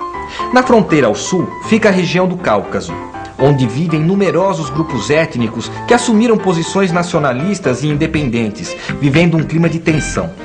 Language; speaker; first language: Portuguese; native; Portuguese